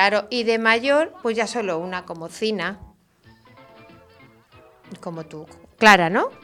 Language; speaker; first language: Spanish; native; Spanish